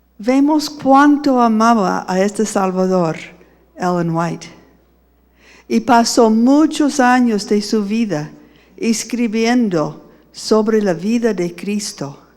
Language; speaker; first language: Spanish; non-native, fluent; English